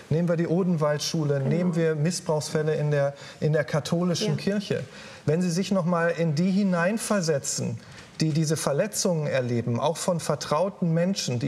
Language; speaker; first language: German; native; German